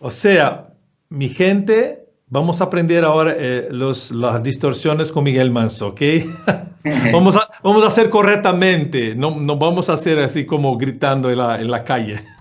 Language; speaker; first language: Spanish; non-native, fluent; Portuguese